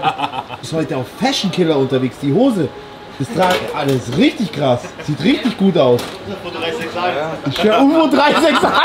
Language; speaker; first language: German; native; German